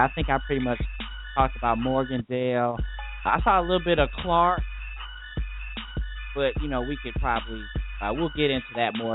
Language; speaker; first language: English; native; English